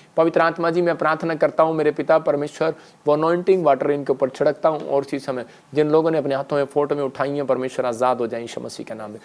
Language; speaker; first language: Hindi; non-native, local second language; Punjabi